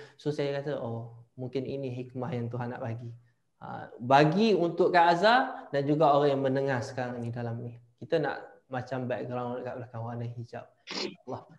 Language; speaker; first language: Malay; native; Malay